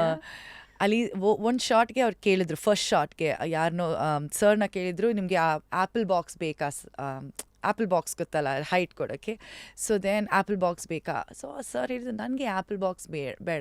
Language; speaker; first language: Kannada; non-native, local second language; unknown